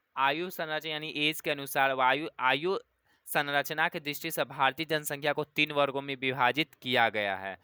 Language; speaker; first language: Hindi; native; Hindi